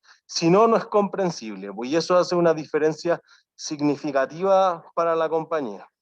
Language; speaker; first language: Spanish; native; Spanish